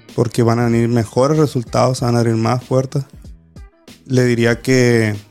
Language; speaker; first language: Spanish; native; Spanish